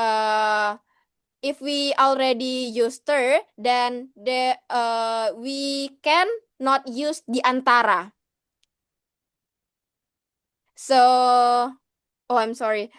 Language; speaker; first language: English; non-native, learner; Indonesian